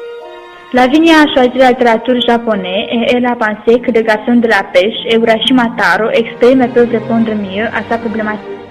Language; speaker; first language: French; non-native, learner; Romanian